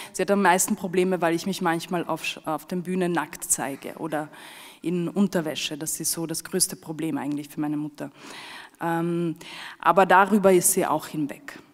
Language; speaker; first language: German; early bilingual, other home language; Romany